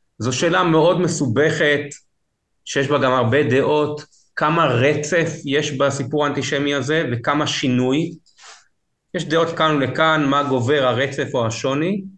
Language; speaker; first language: Hebrew; native; Hebrew